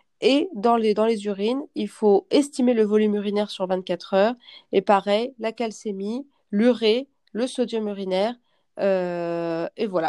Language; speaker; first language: French; native; French